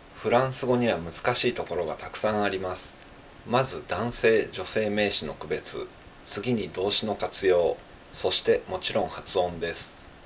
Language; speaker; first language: Japanese; native; Japanese